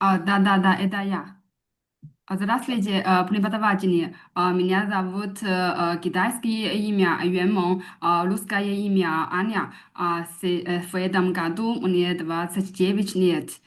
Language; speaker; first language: Russian; non-native, learner; Chinese